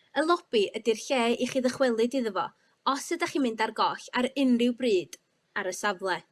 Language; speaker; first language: Welsh; native; Welsh